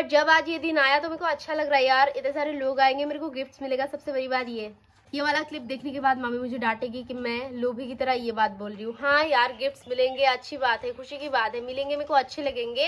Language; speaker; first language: Hindi; non-native, local second language; Bangla